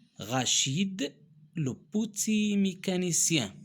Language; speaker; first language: French; non-native, local second language; Arabic